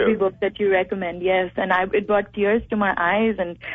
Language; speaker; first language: English; non-native, local second language; Hindi